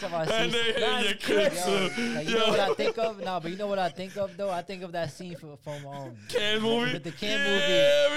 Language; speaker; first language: English; native; English